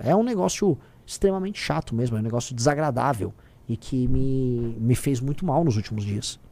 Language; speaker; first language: Portuguese; native; Portuguese